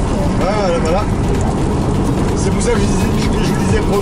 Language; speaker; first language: French; native; French